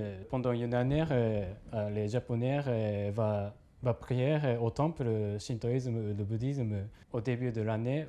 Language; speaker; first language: French; non-native, learner; Japanese